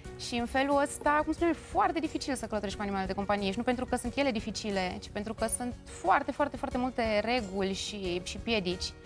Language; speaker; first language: Romanian; native; Romanian